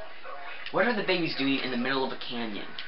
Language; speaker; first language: English; native; English